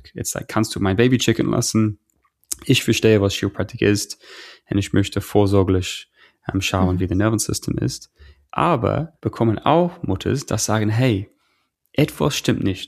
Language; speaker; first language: German; non-native, fluent; English